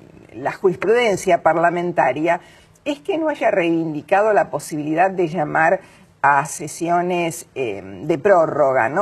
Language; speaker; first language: Spanish; native; Spanish